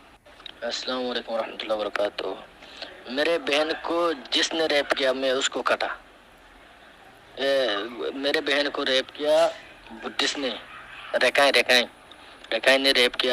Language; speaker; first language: Hindi; non-native, learner; Rohingya